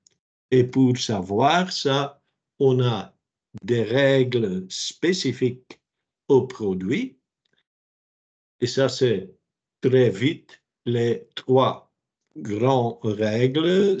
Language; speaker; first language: French; non-native, local second language; Dutch